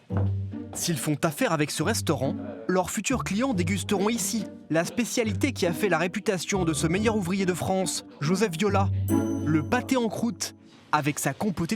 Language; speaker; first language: French; native; French